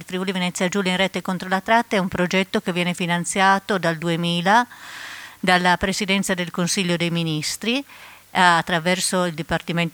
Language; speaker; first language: Italian; native; Italian